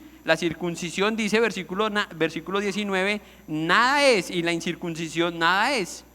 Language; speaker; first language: Spanish; native; Spanish